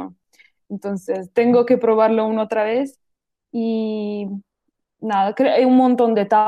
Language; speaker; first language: Spanish; non-native, learner; Italian